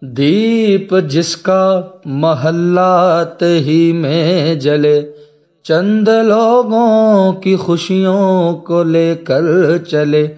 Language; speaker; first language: Urdu; non-native, local second language; Punjabi